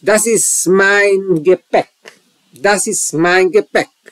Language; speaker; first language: German; non-native, learner; Serbian